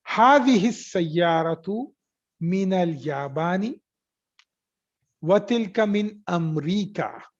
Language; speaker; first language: Arabic; non-native, fluent; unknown